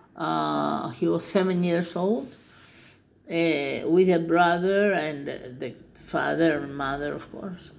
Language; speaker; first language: English; non-native, fluent; Spanish